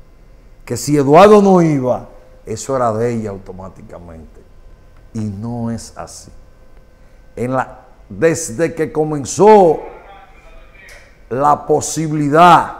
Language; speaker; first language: Spanish; native; Spanish